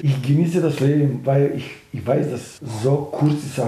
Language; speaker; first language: German; non-native, fluent; Bulgarian